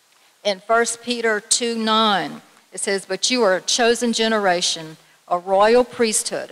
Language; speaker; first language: English; native; English